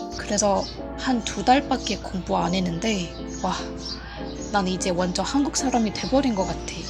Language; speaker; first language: Korean; non-native, fluent; Burmese